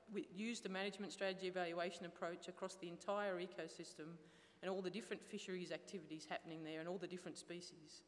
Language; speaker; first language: English; native; English